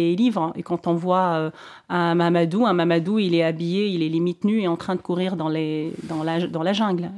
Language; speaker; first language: French; non-native, local second language; Arabic